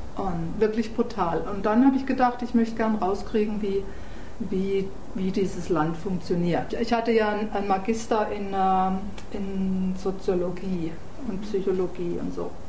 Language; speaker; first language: German; native; German